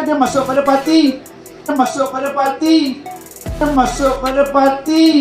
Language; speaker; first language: Malay; native; Malay